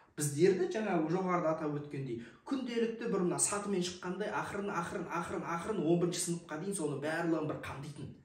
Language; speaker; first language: Kazakh; native; Kazakh